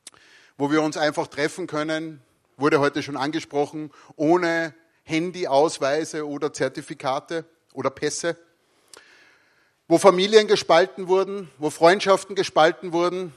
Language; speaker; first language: German; native; German